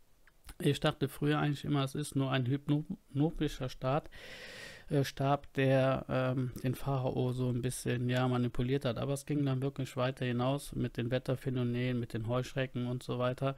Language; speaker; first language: German; native; German